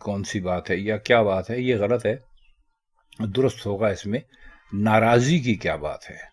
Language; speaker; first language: Urdu; native; Urdu